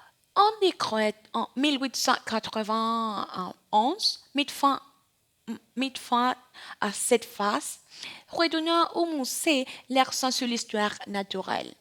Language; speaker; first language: French; non-native, learner; Spanish